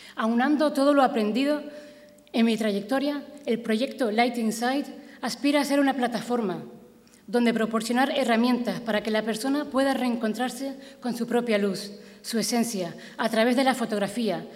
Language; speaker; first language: Spanish; native; Spanish